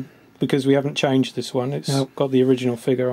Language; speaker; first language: English; native; English